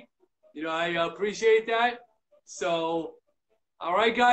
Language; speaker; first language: English; native; English